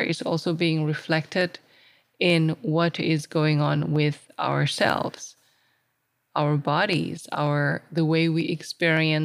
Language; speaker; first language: English; non-native, local second language; Malay